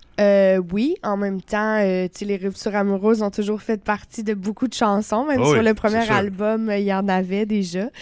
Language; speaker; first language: French; native; French